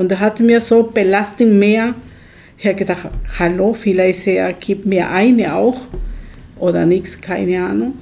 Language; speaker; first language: German; non-native, learner; Spanish